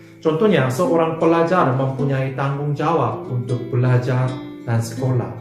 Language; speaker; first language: Indonesian; non-native, fluent; Korean